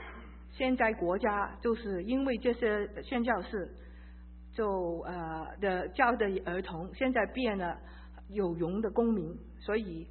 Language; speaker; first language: Chinese; early bilingual, heritage; Chinese